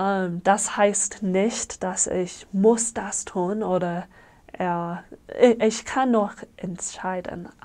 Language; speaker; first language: German; non-native, fluent; English